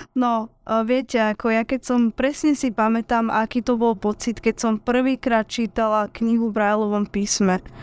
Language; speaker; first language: Slovak; native; Slovak